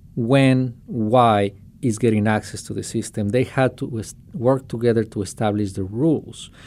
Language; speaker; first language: English; non-native, fluent; Spanish